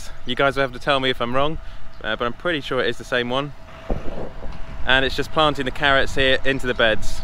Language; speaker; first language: English; native; English